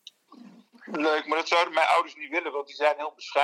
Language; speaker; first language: Dutch; early bilingual, other home language; Turkish